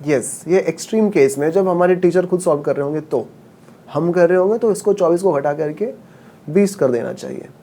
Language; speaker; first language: Hindi; non-native, local second language; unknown